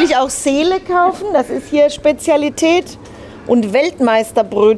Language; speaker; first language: German; native; German